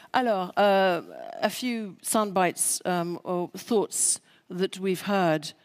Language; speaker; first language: English; early bilingual, other home language; French